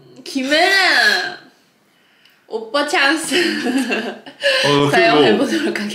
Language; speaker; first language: Korean; non-native, learner; Japanese